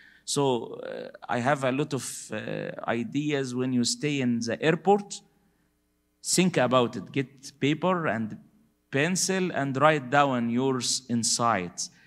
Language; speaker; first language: English; non-native, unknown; Arabic